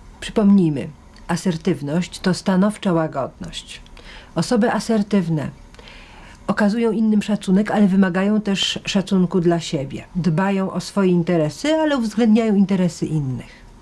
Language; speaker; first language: Polish; native; Polish